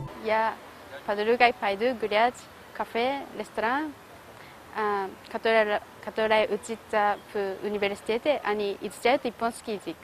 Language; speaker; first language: Russian; non-native, learner; Japanese